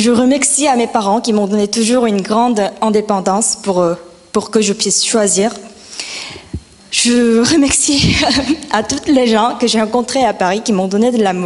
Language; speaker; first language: French; non-native, fluent; Korean